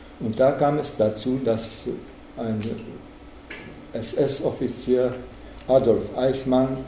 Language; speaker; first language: German; non-native, fluent; Czech